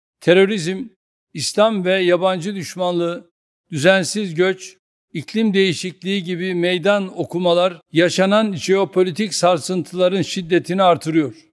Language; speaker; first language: Turkish; native; Turkish